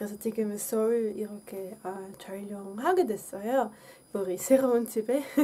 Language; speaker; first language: Korean; non-native, fluent; Dutch